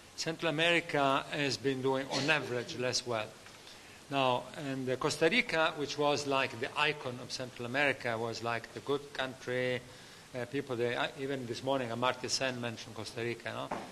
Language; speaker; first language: English; non-native, fluent; Italian